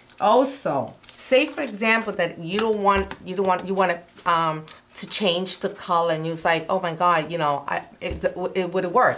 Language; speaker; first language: English; non-native, fluent; Spanish